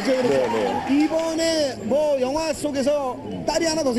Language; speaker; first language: Korean; native; Korean